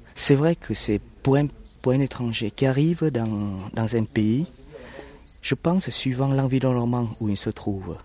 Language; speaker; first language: French; early bilingual, other home language; Vietnamese